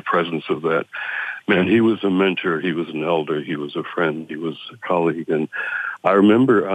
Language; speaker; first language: English; native; English